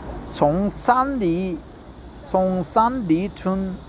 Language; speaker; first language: Chinese; non-native, learner; Korean